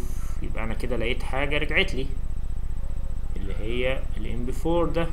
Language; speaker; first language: Arabic; native; Arabic